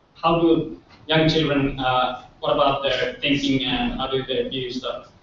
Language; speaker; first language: English; non-native, fluent; Finnish